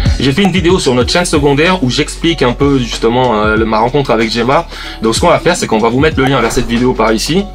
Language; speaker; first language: French; native; French